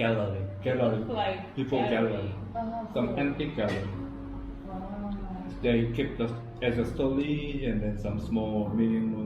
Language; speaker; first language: English; non-native, learner; Korean